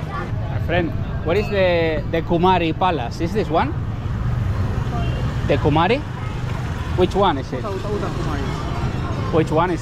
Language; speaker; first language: English; non-native, learner; Spanish